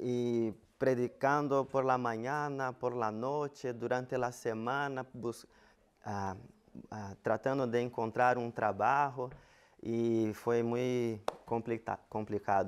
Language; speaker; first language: Spanish; non-native, fluent; Portuguese